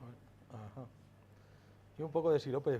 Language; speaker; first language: Spanish; native; Spanish